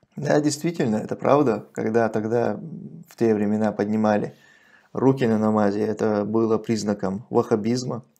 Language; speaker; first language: Russian; non-native, local second language; Chechen